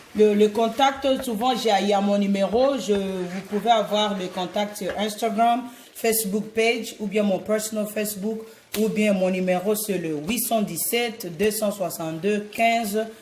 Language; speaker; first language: French; non-native, local second language; Lingala